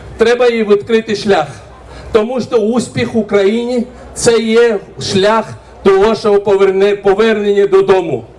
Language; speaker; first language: Ukrainian; non-native, fluent; Georgian